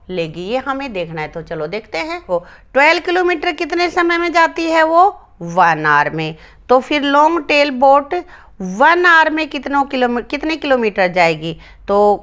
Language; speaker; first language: Hindi; native; Hindi